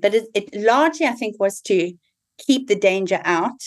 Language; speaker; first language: English; native; English